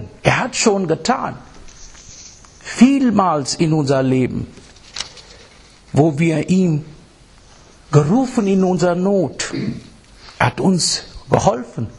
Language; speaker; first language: German; non-native, fluent; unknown